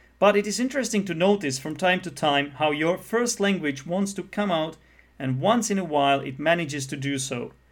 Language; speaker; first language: English; non-native, fluent; Czech